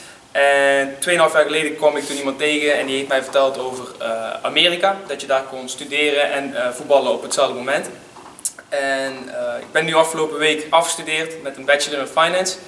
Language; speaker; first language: Dutch; native; Dutch